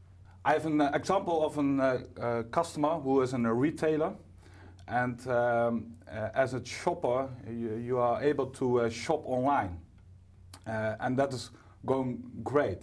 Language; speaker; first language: English; non-native, fluent; Dutch